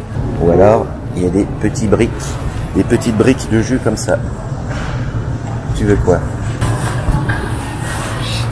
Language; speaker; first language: French; native; French